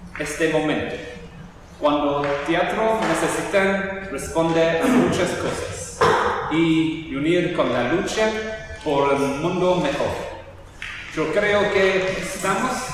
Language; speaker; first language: Spanish; non-native, learner; English